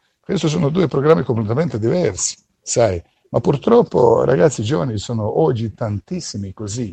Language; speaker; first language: Italian; non-native, fluent; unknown